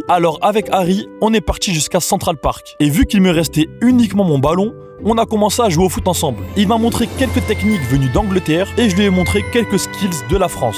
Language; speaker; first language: French; native; French